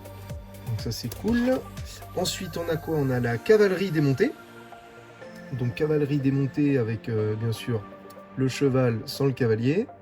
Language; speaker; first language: French; native; French